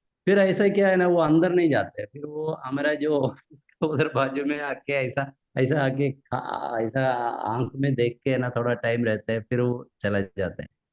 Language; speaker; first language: Hindi; non-native, local second language; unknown